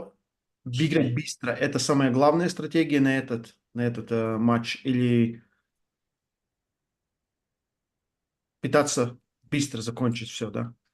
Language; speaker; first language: Russian; non-native, fluent; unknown